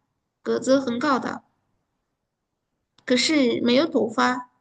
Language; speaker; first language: Chinese; non-native, fluent; Uzbek